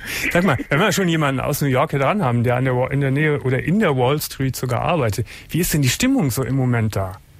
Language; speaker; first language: German; native; German